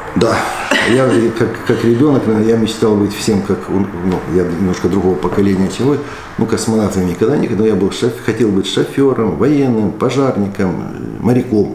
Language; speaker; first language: Russian; early bilingual, other home language; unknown